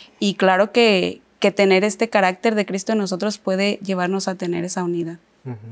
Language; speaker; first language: Spanish; native; Spanish